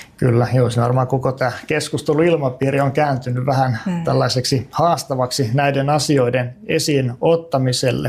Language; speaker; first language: Finnish; native; Finnish